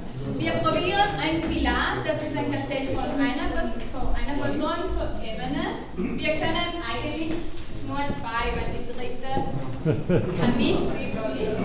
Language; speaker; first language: German; non-native, learner; Catalan